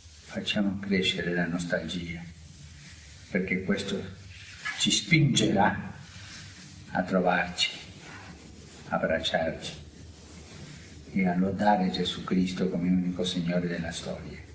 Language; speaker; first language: Italian; non-native, fluent; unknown